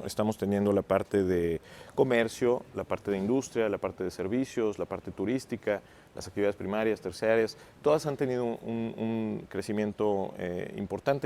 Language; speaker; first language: Spanish; native; Spanish